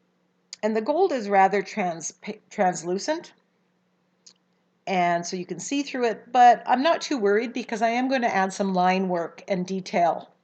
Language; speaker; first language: English; native; English